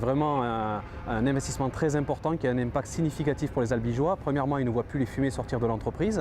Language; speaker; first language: French; native; French